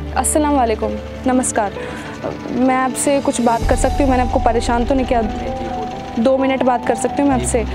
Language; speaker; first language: Hindi; native; Hindi